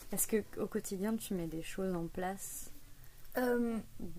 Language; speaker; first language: French; native; French